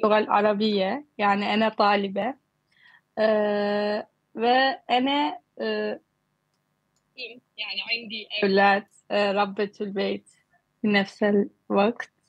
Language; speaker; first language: Arabic; non-native, learner; Turkish